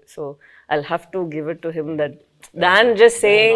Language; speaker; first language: Telugu; non-native, fluent; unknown